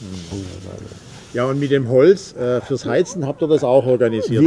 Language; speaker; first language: German; native; German